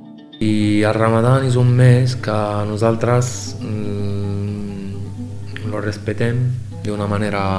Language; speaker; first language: Catalan; non-native, learner; Arabic